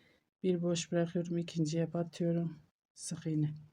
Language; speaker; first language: Turkish; native; Turkish